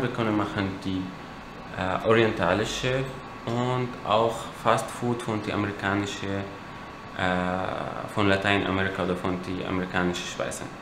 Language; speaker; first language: German; non-native, learner; Arabic